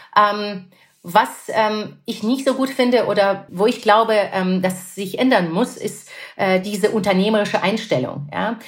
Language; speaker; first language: German; non-native, fluent; Russian